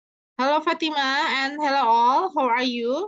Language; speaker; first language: English; non-native, fluent; Indonesian